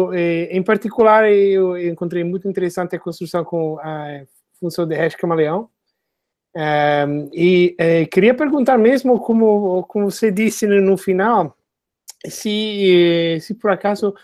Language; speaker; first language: Portuguese; non-native, fluent; Italian